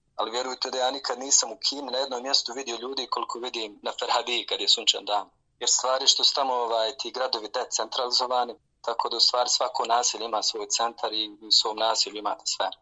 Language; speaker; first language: Bosnian; native; Bosnian